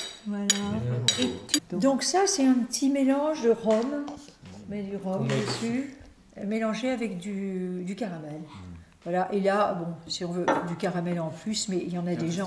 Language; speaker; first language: French; native; French